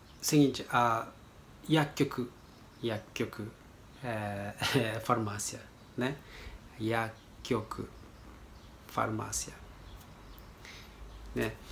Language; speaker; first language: Portuguese; non-native, learner; Japanese